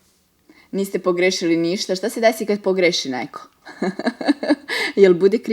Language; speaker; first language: Serbian; native; Serbian